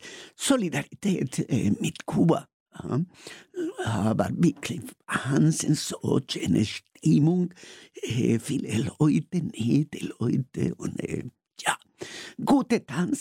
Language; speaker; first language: German; non-native, learner; Spanish